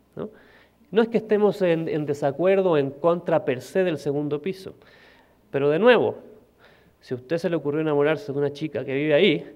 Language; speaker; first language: Spanish; native; Spanish